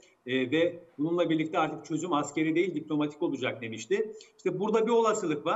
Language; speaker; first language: Turkish; native; Turkish